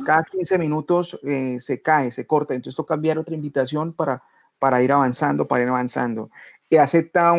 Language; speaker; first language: Spanish; native; Spanish